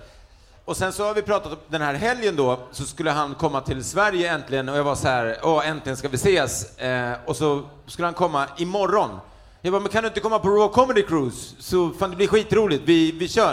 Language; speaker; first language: Swedish; native; Swedish